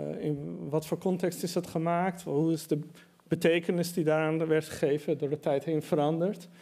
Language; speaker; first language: Dutch; early bilingual, other home language; Persian